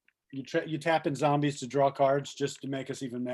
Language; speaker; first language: English; native; English